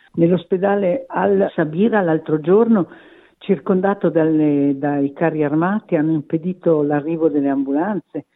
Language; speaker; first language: Italian; native; Italian